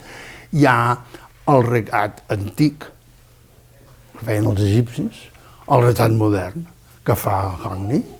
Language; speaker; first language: Catalan; native; Catalan